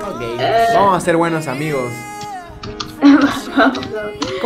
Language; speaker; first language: Spanish; native; Spanish